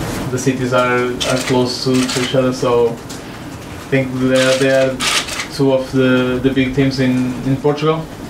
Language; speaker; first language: English; non-native, fluent; Portuguese